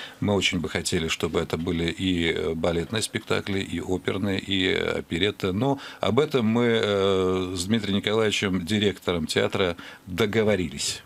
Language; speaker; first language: Russian; native; Russian